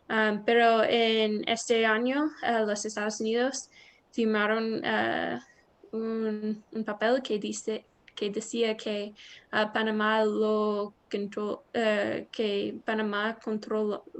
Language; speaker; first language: Spanish; non-native, learner; English